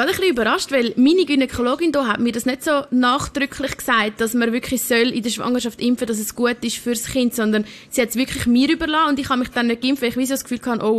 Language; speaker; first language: German; native; German